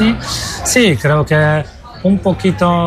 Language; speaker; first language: Spanish; non-native, fluent; Polish